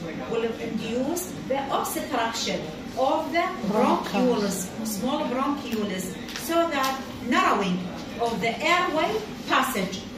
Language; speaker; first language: English; non-native, fluent; Arabic